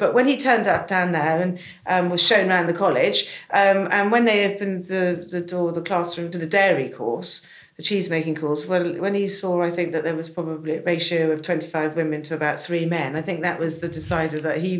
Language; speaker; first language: English; native; English